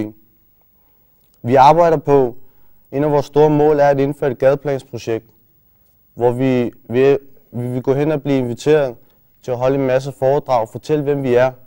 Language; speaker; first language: Danish; early bilingual, other home language; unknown